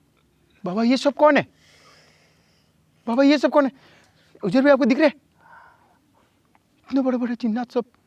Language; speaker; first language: Hindi; native; Hindi